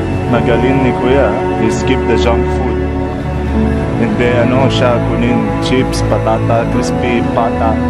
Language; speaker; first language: Filipino; non-native, learner; Arabic